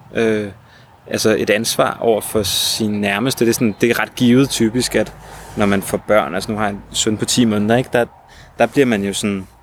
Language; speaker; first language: Danish; native; Danish